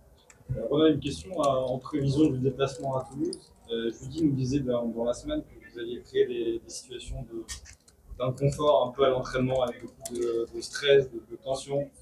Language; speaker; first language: French; native; French